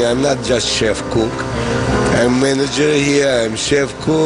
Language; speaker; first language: English; non-native, fluent; Russian